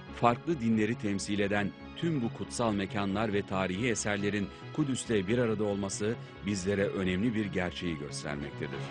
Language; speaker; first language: Turkish; native; Turkish